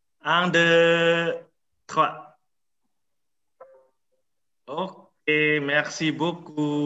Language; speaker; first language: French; non-native, fluent; Indonesian